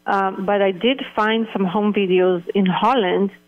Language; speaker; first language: English; early bilingual, other home language; Hebrew